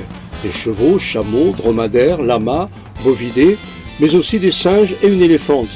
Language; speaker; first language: French; native; French